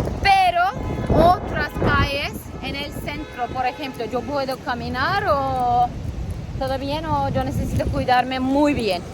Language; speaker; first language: Spanish; non-native, learner; Turkish